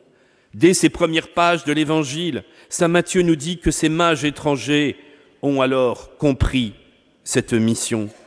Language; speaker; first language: French; native; French